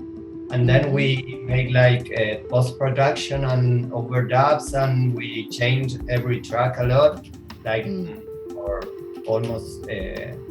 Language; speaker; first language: English; non-native, fluent; Spanish